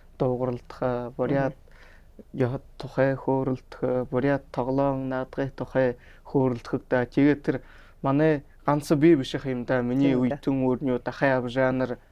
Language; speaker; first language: Mongolian; non-native, local second language; Buriat